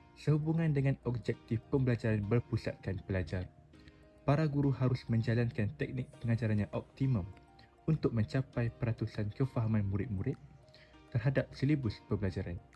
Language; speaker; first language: Malay; native; Malay